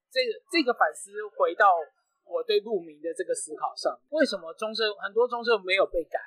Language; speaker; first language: Chinese; native; Chinese